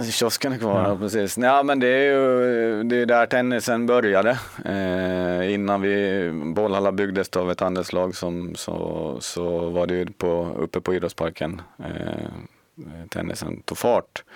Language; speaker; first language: Swedish; native; Swedish